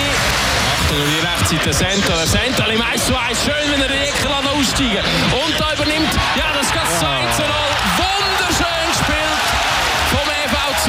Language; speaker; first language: German; native; German